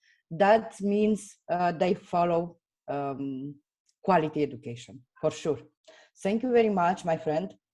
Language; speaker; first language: English; non-native, fluent; Romanian